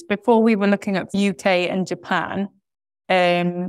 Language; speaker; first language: English; native; English